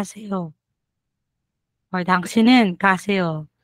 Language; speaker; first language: Korean; non-native, fluent; Filipino